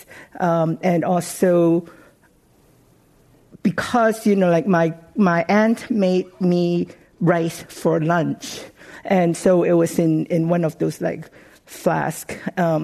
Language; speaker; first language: English; non-native, local second language; Cantonese